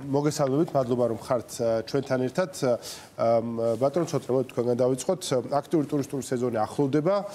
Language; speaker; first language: Georgian; native; Georgian